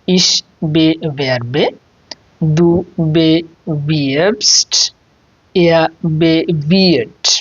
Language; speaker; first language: German; non-native, fluent; Bangla